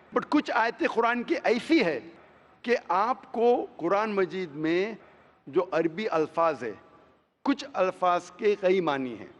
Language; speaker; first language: Hindi; non-native, local second language; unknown